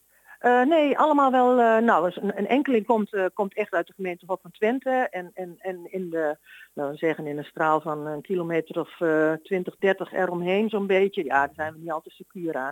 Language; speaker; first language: Dutch; native; Dutch